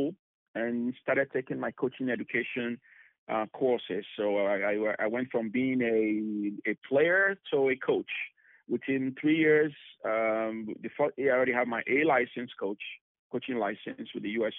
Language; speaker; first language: English; non-native, local second language; Bini